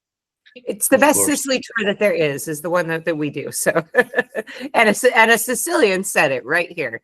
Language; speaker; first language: English; non-native, fluent; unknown